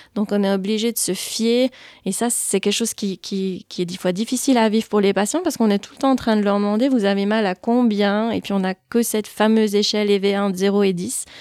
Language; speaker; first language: French; native; French